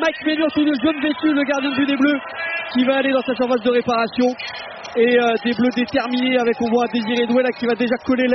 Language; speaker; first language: French; native; French